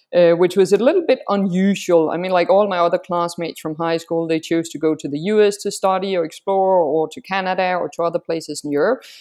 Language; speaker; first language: English; non-native, fluent; Danish